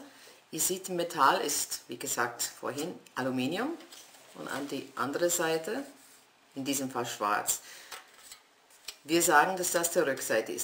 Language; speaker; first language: German; non-native, fluent; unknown